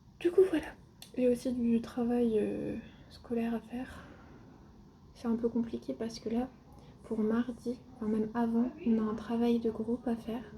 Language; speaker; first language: French; native; French